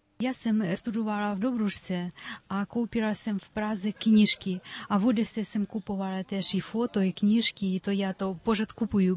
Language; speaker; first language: Czech; early bilingual, heritage; Czech